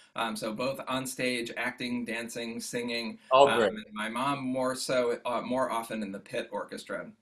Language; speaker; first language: English; native; English